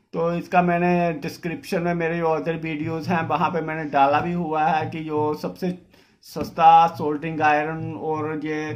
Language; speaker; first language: Hindi; non-native, local second language; Dogri